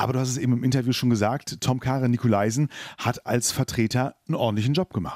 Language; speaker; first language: German; native; German